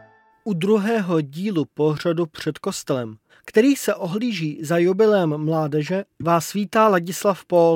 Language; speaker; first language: Czech; native; Czech